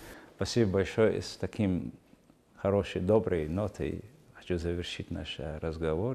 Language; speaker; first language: Russian; non-native, fluent; Mongolian